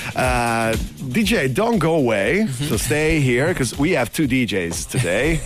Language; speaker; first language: English; non-native, fluent; Italian